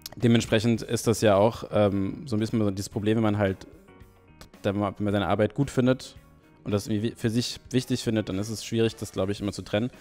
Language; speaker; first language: German; native; German